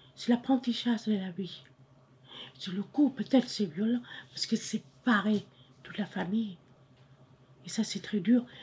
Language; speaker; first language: French; non-native, fluent; Khmer